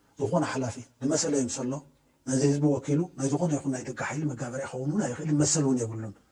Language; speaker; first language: Tigrinya; native; Tigrinya